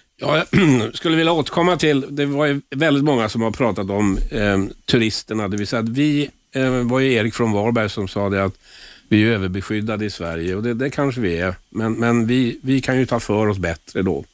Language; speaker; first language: Swedish; native; Swedish